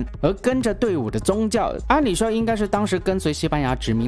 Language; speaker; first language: Chinese; native; Chinese